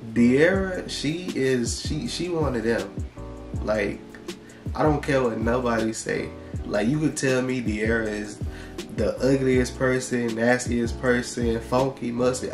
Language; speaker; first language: English; native; English